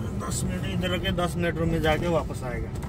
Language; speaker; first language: Hindi; non-native, learner; Nepali